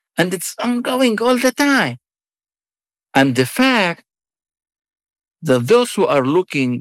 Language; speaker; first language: English; non-native, fluent; Arabic